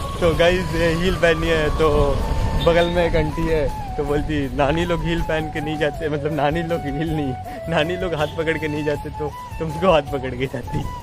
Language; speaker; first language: Hindi; non-native, local second language; Bangla